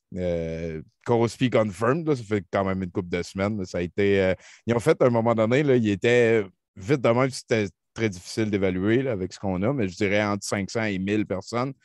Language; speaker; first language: French; native; French